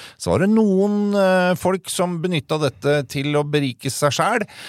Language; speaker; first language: Norwegian; native; Norwegian